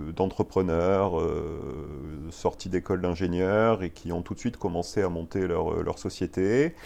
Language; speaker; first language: French; native; French